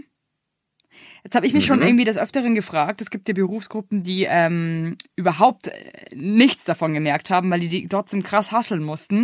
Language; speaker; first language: German; native; German